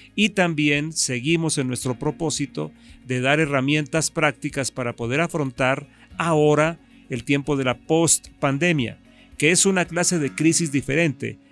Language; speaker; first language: Spanish; native; Spanish